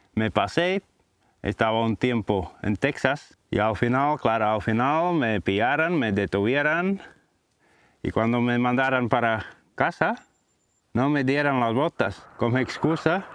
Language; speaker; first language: Spanish; non-native, fluent; Latvian